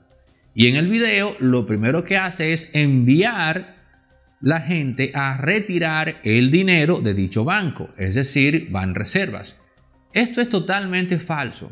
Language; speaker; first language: Spanish; native; Spanish